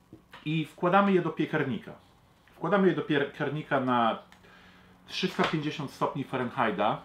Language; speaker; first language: Polish; early bilingual, heritage; Polish